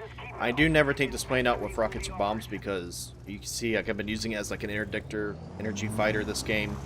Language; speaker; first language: English; native; English